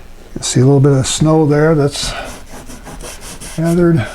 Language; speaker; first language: English; native; English